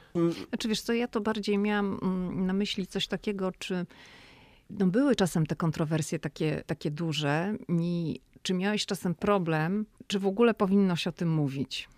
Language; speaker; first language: Polish; native; Polish